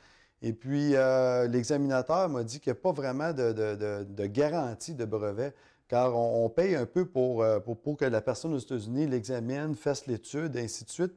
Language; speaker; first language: French; native; French